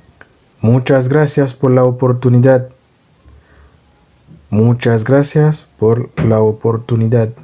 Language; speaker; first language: Spanish; non-native, fluent; Haitian Creole